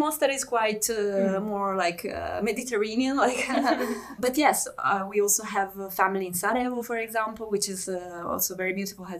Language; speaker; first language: English; non-native, fluent; Italian